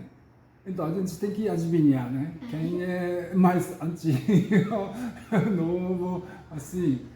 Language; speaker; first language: Portuguese; non-native, learner; Japanese